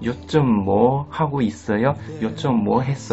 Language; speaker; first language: Korean; non-native, fluent; Chinese